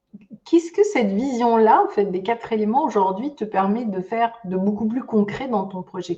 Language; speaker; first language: French; native; French